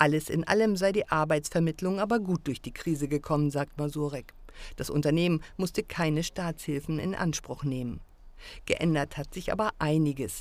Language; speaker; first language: German; native; German